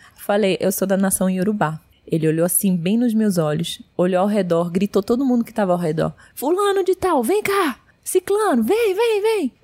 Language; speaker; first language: Portuguese; early bilingual, heritage; Portuguese